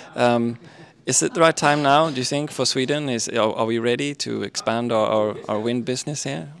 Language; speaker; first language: English; non-native, fluent; Swedish